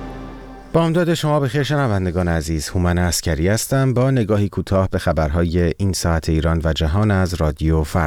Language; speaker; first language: Persian; native; Persian